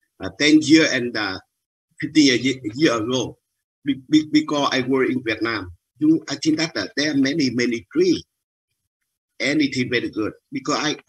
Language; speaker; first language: English; non-native, learner; Vietnamese